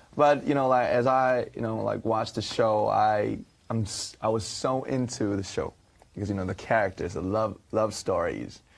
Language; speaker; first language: English; non-native, fluent; Korean